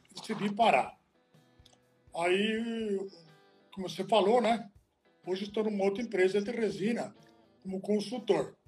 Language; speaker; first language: Portuguese; non-native, fluent; Italian